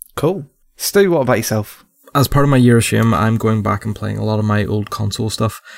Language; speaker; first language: English; native; English